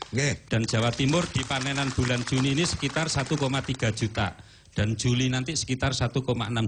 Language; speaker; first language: Indonesian; non-native, local second language; Javanese